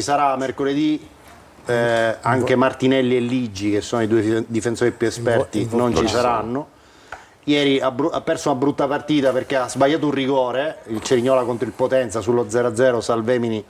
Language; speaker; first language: Italian; native; Italian